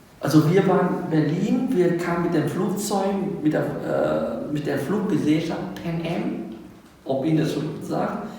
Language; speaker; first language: German; non-native, fluent; Vietnamese